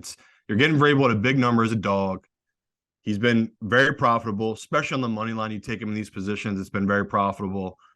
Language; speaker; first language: English; native; English